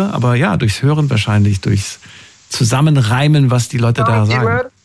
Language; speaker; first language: German; native; German